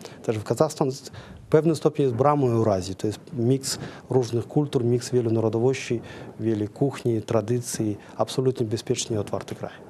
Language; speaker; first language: Polish; non-native, fluent; Kazakh